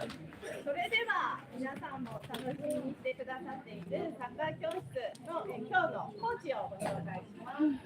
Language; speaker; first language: Japanese; native; Japanese